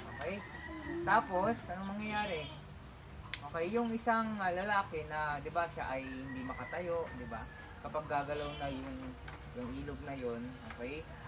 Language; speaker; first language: Filipino; non-native, local second language; Iloko